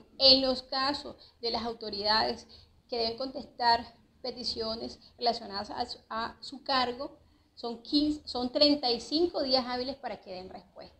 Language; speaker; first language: Spanish; native; Spanish